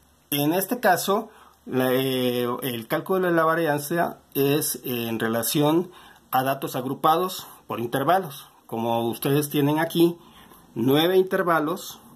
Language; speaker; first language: Spanish; native; Spanish